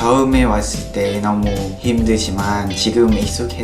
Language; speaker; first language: Korean; non-native, learner; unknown